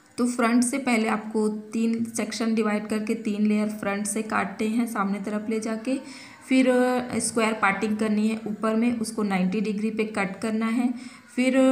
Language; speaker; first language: Hindi; native; Hindi